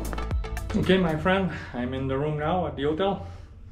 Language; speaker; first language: English; non-native, learner; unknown